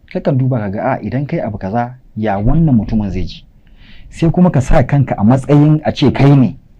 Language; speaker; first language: Hausa; non-native, local second language; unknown